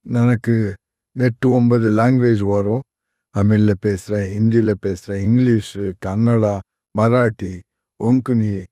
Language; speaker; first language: Tamil; non-native, fluent; Konkani